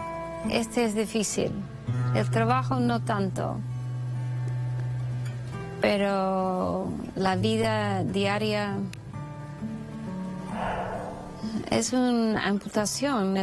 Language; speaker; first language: Spanish; non-native, fluent; English